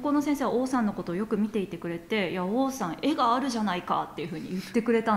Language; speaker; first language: Japanese; native; Japanese